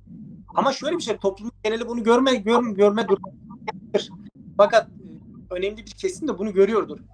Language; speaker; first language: Turkish; native; Turkish